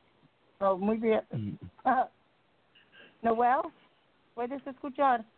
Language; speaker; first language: Spanish; non-native, learner; English